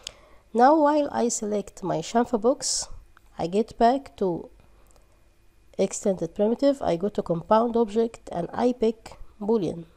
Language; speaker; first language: English; non-native, fluent; Arabic